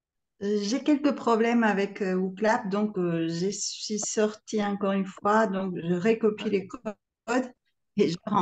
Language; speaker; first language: French; non-native, fluent; Spanish